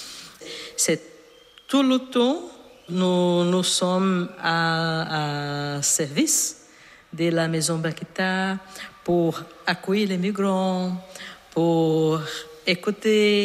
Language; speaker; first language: French; non-native, learner; Portuguese